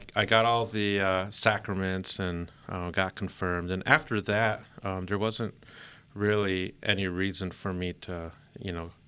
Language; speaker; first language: English; early bilingual, other home language; Filipino